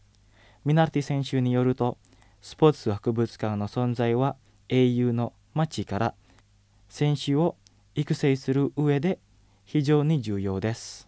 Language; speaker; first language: Japanese; non-native, fluent; Indonesian